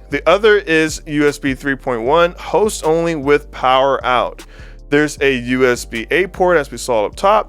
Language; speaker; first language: English; native; English